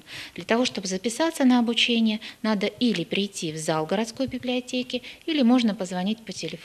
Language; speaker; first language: Russian; native; Russian